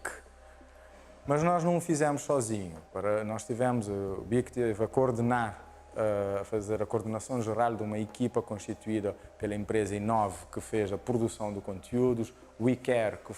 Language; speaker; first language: Portuguese; non-native, local second language; Kabuverdianu